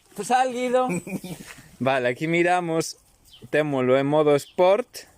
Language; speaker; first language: Spanish; non-native, local second language; Galician